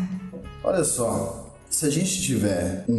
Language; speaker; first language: Portuguese; native; Portuguese